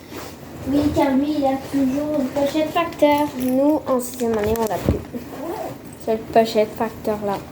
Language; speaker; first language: French; native; French